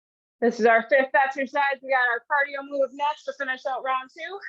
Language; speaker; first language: English; native; English